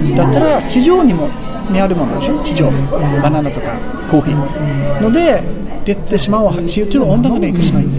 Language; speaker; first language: Japanese; non-native, fluent; Swedish